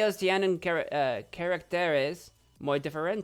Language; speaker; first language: Spanish; non-native, learner; English